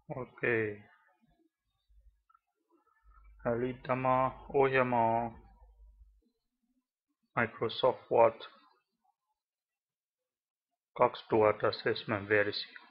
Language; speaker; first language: Finnish; non-native, learner; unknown